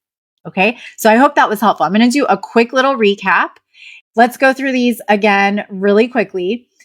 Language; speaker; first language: English; native; English